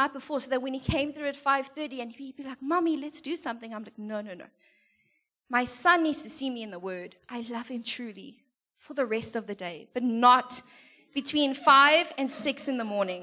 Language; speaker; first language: English; native; English